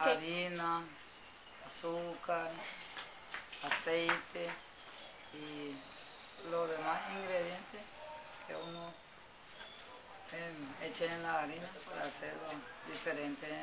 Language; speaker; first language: Spanish; non-native, local second language; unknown